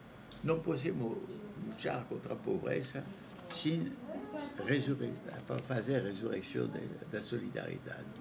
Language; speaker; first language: Spanish; non-native, fluent; French